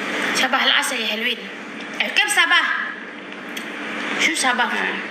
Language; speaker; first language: Arabic; non-native, learner; Indonesian